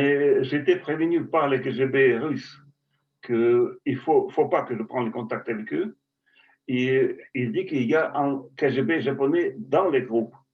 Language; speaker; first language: French; non-native, fluent; Russian